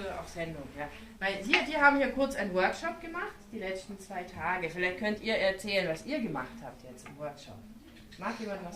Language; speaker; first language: German; native; German